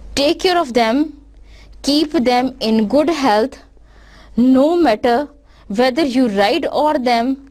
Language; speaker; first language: English; non-native, local second language; Urdu